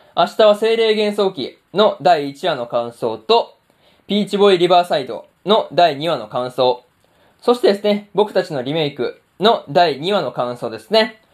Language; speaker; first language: Japanese; native; Japanese